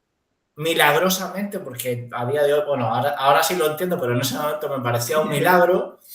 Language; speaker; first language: Spanish; native; Spanish